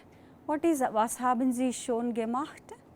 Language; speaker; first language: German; non-native, fluent; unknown